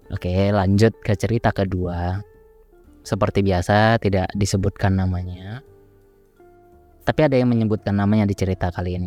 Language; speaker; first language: Indonesian; native; Indonesian